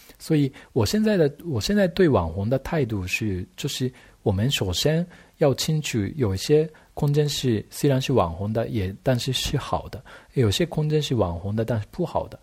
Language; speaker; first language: Chinese; non-native, fluent; Japanese